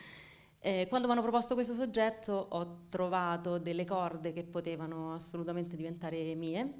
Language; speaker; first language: Italian; native; Italian